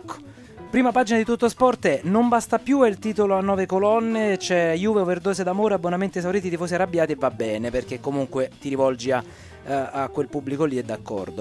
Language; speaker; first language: Italian; native; Italian